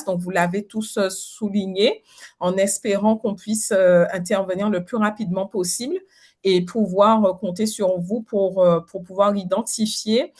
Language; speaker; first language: French; native; French